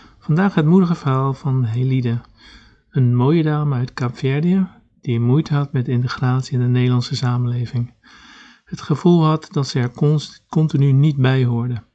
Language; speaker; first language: Dutch; native; Dutch